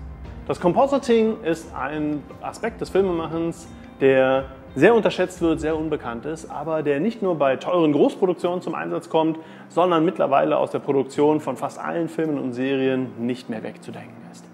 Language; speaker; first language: German; native; German